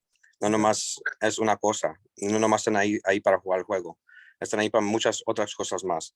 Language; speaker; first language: Spanish; early bilingual, heritage; English